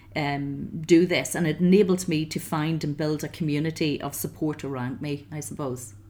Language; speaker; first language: English; native; English